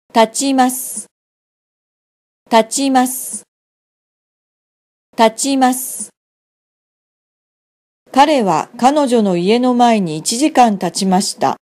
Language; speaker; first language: Japanese; non-native, fluent; Vietnamese